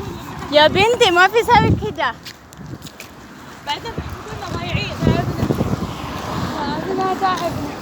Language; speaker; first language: Arabic; non-native, learner; Oromo